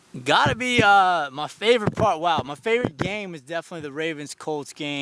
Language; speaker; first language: English; native; English